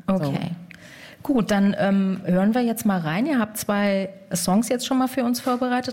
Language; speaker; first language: German; native; German